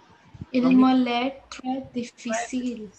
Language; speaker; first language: French; non-native, learner; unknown